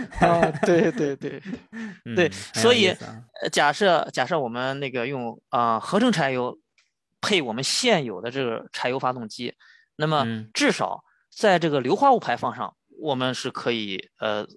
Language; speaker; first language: Chinese; native; Chinese